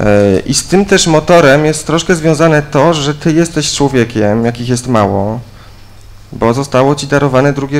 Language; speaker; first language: Polish; native; Polish